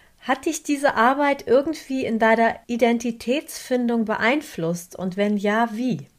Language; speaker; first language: German; early bilingual, other home language; Turkish